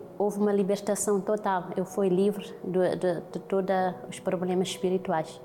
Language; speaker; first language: Portuguese; non-native, local second language; Kabuverdianu